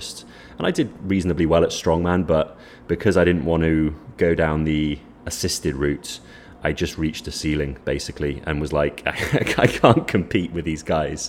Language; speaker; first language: English; native; English